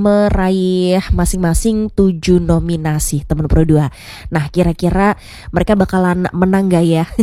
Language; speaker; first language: Indonesian; native; Indonesian